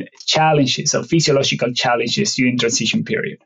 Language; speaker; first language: English; non-native, fluent; Spanish